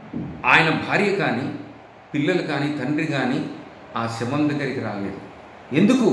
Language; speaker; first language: Telugu; native; Telugu